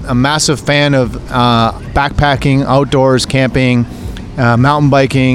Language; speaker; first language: English; native; English